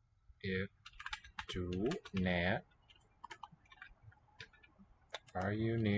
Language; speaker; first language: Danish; non-native, learner; English